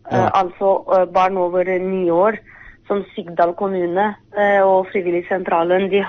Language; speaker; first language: Norwegian; non-native, fluent; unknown